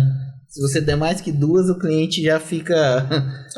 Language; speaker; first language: Portuguese; native; Portuguese